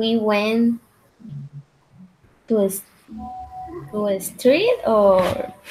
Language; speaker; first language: English; non-native, learner; Spanish